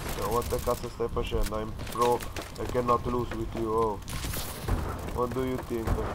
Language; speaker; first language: English; non-native, learner; Italian